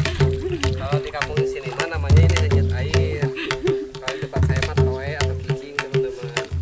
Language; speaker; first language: Indonesian; non-native, local second language; Sundanese